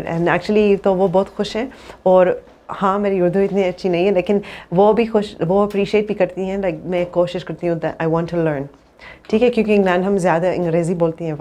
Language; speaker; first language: Hindi; early bilingual, heritage; English